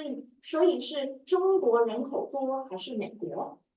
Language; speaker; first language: Chinese; non-native, fluent; English